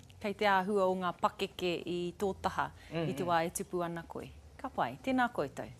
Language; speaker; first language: Māori; non-native, local second language; English